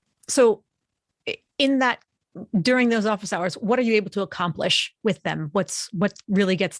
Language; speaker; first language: English; native; English